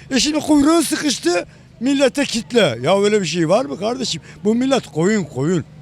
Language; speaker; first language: Turkish; native; Turkish